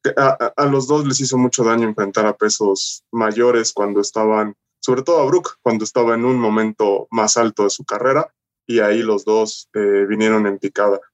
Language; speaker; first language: Spanish; native; Spanish